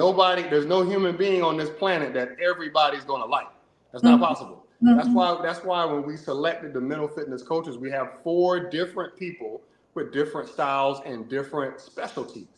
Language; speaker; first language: English; native; English